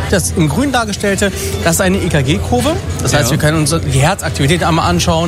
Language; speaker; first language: German; native; German